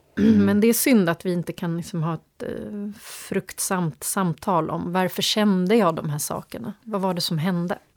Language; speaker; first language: Swedish; early bilingual, other home language; Turoyo